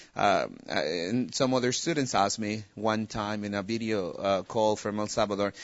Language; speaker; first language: English; non-native, fluent; Spanish